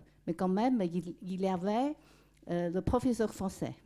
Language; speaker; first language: French; non-native, fluent; Chinese